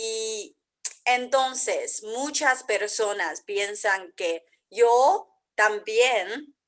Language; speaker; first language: Spanish; non-native, learner; English